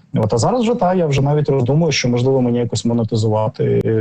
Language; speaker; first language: Ukrainian; non-native, local second language; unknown